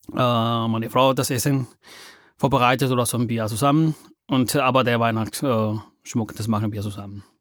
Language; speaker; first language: German; non-native, fluent; Spanish